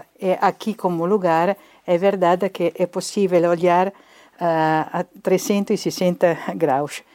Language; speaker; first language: Portuguese; non-native, fluent; Italian